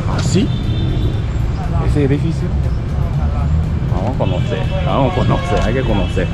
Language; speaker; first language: Spanish; non-native, learner; Japanese